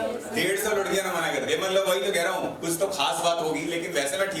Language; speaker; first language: Hindi; native; Hindi